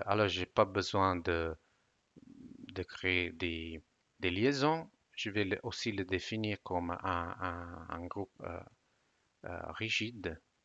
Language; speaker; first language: French; non-native, fluent; Italian